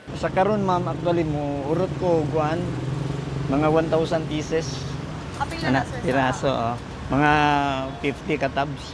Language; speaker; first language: Cebuano; native; Cebuano